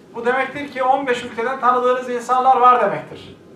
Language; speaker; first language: Turkish; native; Turkish